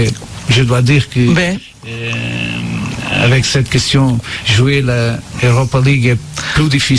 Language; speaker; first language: French; non-native, learner; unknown